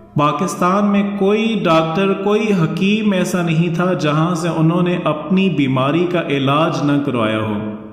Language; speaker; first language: Urdu; non-native, local second language; Northern Hindko